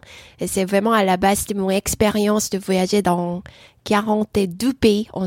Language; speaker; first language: French; non-native, fluent; Korean